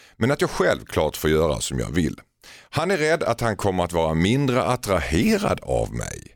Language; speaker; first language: Swedish; native; Swedish